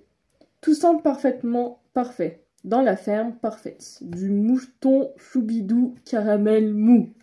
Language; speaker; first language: French; native; French